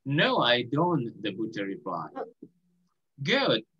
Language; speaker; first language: English; non-native, fluent; Indonesian